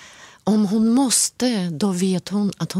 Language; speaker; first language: Swedish; non-native, fluent; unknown